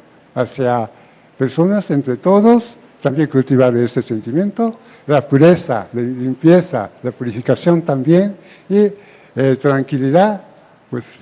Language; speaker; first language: Spanish; non-native, fluent; Japanese